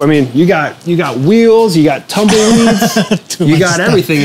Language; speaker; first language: English; native; English